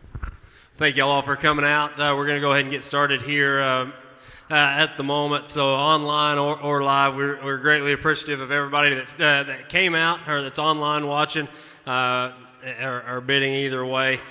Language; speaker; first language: English; native; English